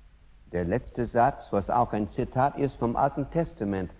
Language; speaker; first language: German; non-native, fluent; English